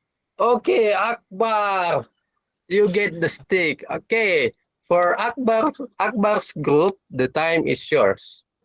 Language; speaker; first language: English; non-native, fluent; Indonesian